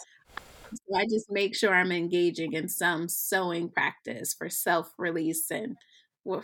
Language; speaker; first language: English; native; English